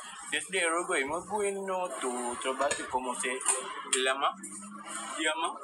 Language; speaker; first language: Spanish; non-native, learner; Malay